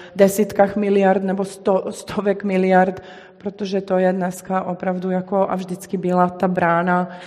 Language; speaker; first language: Czech; non-native, fluent; Serbian